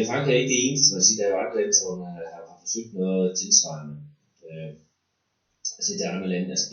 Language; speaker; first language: Danish; native; Danish